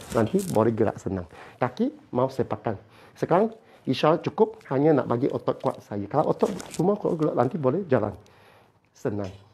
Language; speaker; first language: Malay; non-native, local second language; Chinese